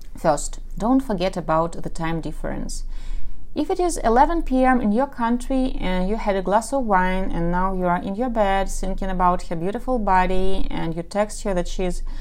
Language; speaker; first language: English; non-native, fluent; Russian